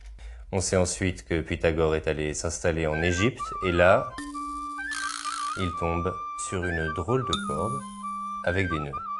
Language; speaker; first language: French; native; French